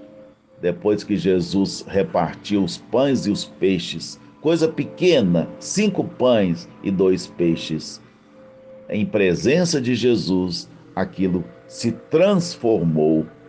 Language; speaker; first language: Portuguese; native; Portuguese